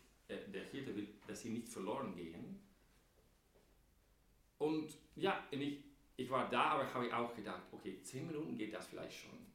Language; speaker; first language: German; non-native, fluent; English